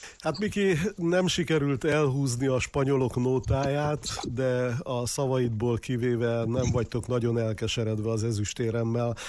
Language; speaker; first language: Hungarian; native; Hungarian